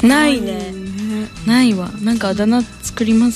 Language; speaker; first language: Japanese; non-native, fluent; Chinese